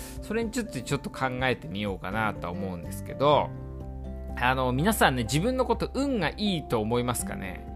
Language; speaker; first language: Japanese; native; Japanese